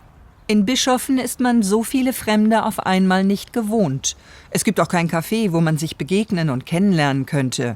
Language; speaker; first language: German; native; German